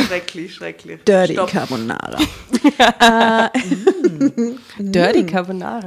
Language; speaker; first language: German; native; German